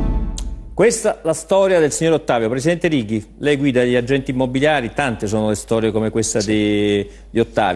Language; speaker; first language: Italian; native; Italian